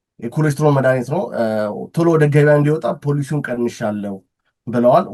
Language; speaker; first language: Amharic; native; Amharic